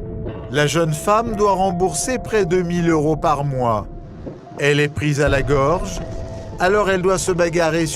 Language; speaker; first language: French; native; French